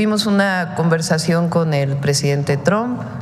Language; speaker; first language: Spanish; native; Spanish